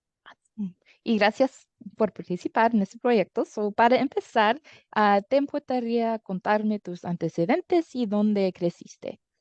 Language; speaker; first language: Spanish; early bilingual, heritage; English